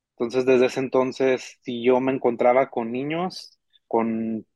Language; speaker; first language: Spanish; native; Spanish